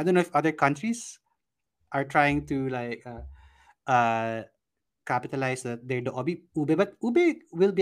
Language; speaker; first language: English; non-native, local second language; Filipino